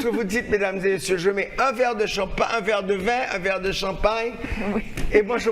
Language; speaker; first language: French; non-native, local second language; Haitian Creole